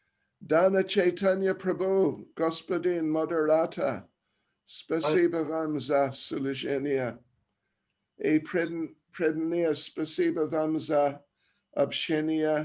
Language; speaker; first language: Russian; non-native, learner; English